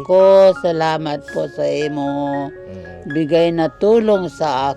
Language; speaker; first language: Filipino; non-native, local second language; Cebuano